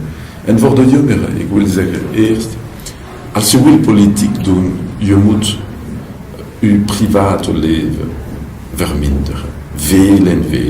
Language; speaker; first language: Dutch; non-native, local second language; French